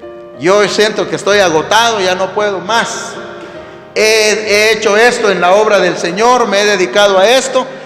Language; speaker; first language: Spanish; native; Spanish